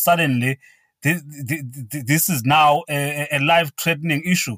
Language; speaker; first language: English; non-native, local second language; Xhosa